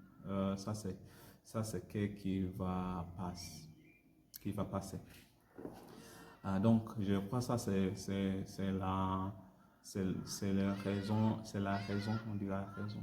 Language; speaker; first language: French; non-native, learner; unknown